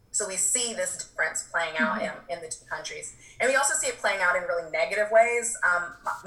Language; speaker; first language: English; native; English